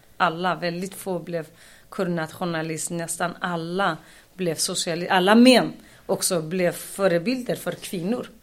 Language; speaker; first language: Swedish; non-native, fluent; Kurdish